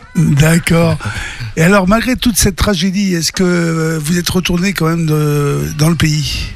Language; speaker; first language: French; native; French